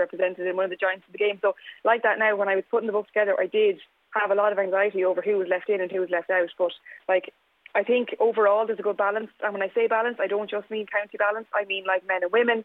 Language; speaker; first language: English; native; English